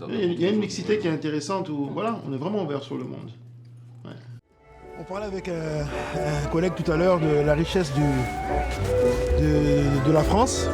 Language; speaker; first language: French; native; French